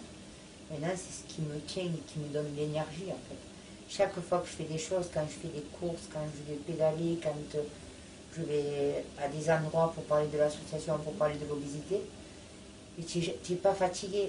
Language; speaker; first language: French; native; French